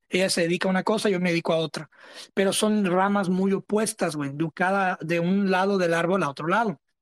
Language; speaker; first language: Spanish; early bilingual, heritage; Spanish